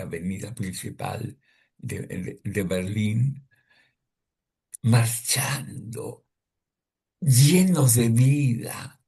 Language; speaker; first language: Spanish; early bilingual, other home language; Russian